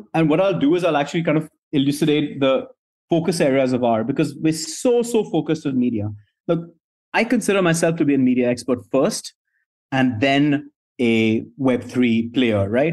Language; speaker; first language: English; non-native, local second language; Hindi